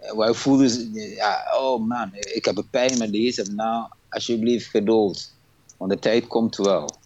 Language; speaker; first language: Dutch; non-native, fluent; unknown